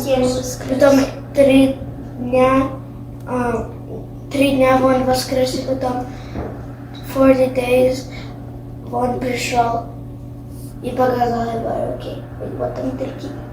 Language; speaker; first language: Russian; early bilingual, heritage; Russian